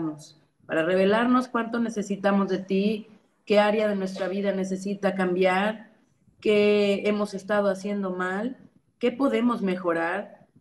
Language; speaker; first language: Spanish; native; Spanish